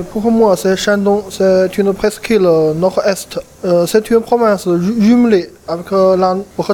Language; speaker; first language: French; non-native, fluent; Chinese